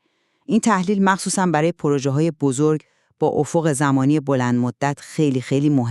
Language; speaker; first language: Persian; native; Persian